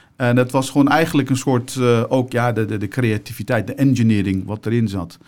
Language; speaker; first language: Dutch; early bilingual, other home language; Turkish